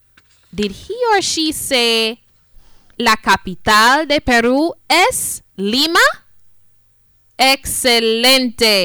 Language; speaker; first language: Spanish; non-native, fluent; English